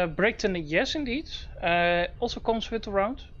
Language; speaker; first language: English; non-native, fluent; Dutch